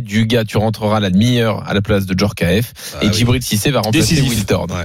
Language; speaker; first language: French; native; French